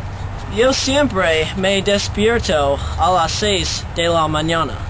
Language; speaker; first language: Spanish; non-native, learner; English